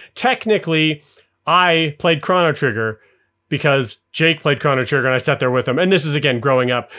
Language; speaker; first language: English; native; English